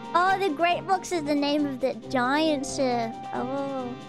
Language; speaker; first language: English; native; English